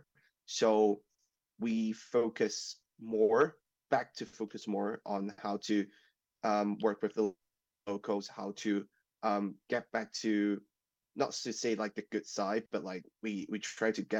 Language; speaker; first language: English; non-native, local second language; Cantonese